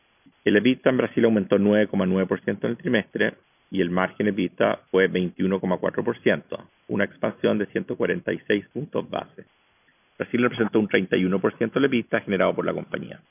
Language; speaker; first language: Spanish; native; Spanish